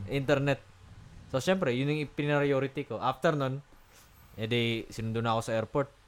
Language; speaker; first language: Filipino; non-native, local second language; Cebuano